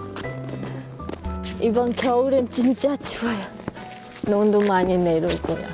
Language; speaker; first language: Korean; non-native, fluent; Khmer